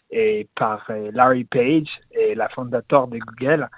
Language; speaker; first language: French; non-native, learner; Hebrew